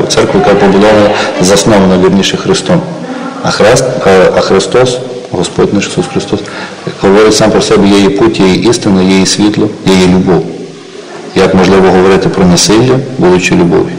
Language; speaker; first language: Ukrainian; native; Ukrainian